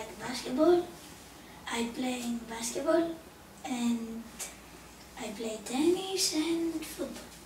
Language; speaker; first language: English; non-native, learner; Greek